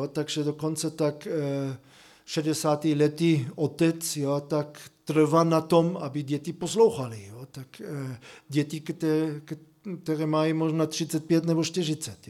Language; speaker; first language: Czech; non-native, fluent; German